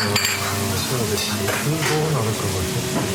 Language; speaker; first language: Japanese; native; Japanese